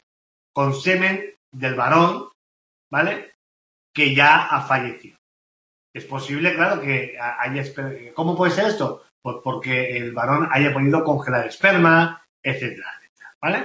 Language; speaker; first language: Spanish; native; Spanish